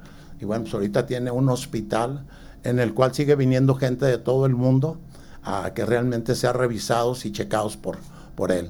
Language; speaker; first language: Spanish; native; Spanish